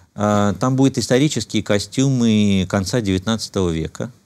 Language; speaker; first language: Russian; native; Russian